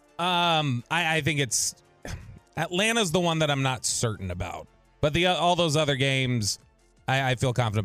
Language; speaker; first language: English; native; English